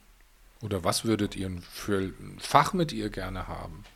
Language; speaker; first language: German; native; German